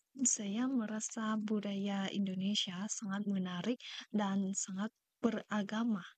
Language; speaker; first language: Indonesian; non-native, learner; Vietnamese